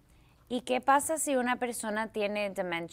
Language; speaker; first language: Spanish; early bilingual, heritage; Spanish